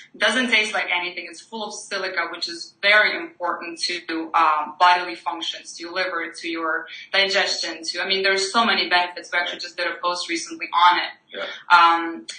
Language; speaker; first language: English; non-native, fluent; Ukrainian